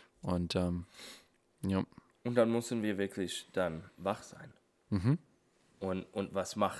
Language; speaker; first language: German; non-native, fluent; English